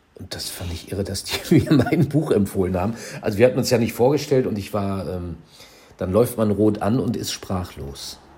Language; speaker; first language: German; native; German